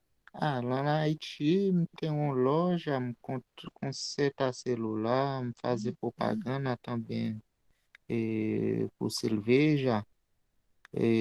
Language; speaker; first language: Portuguese; non-native, learner; Haitian Creole